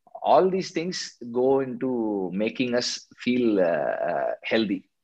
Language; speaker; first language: English; non-native, local second language; Tamil